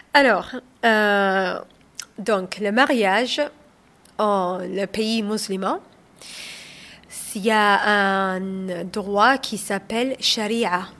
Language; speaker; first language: French; non-native, learner; Somali